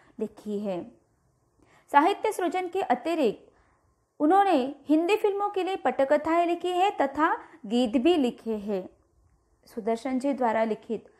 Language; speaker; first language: Hindi; non-native, local second language; Marathi